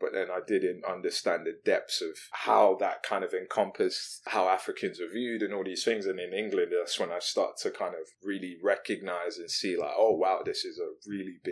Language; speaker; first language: English; non-native, local second language; Yoruba